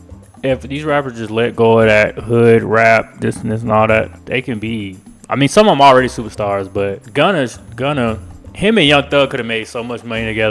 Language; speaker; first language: English; native; English